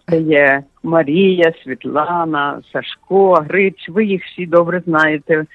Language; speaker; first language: Ukrainian; native; Ukrainian